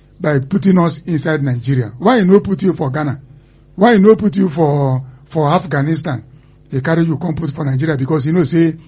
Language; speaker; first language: Nigerian Pidgin; non-native, local second language; Igbo